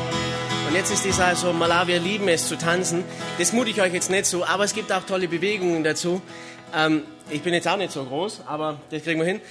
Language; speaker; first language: German; native; German